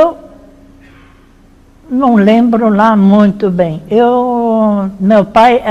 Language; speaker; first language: Portuguese; early bilingual, other home language; German